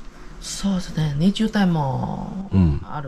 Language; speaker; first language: Japanese; non-native, fluent; Chinese